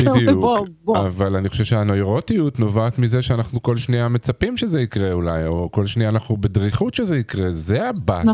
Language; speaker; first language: Hebrew; native; Hebrew